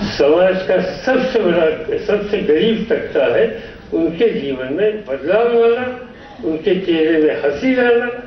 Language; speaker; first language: Hindi; non-native, local second language; Marathi